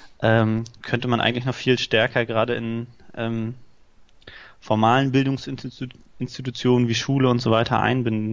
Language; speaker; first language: German; native; German